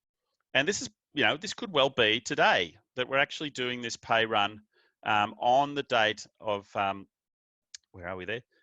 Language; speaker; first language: English; native; English